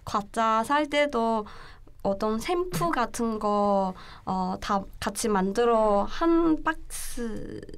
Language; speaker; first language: Korean; non-native, learner; Chinese